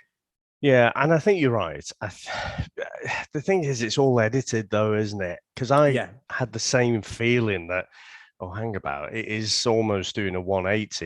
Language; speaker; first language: English; native; English